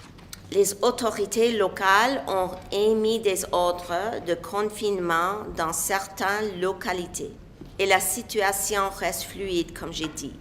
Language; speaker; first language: French; non-native, local second language; English